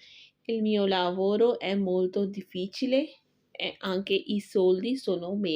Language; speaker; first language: Italian; non-native, fluent; Urdu